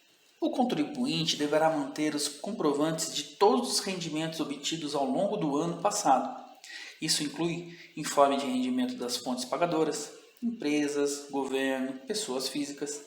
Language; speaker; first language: Portuguese; native; Portuguese